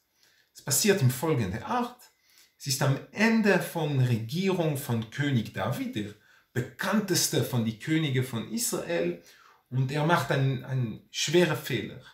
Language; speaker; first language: German; non-native, fluent; Hebrew